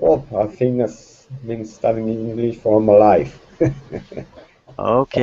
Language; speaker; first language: English; non-native, fluent; Spanish